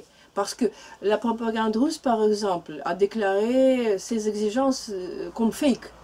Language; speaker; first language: French; non-native, learner; Russian